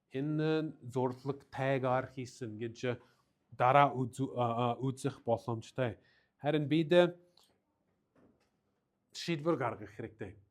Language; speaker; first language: Mongolian; non-native, learner; English